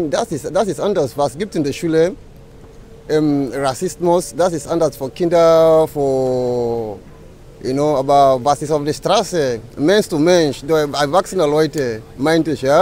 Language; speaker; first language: German; non-native, learner; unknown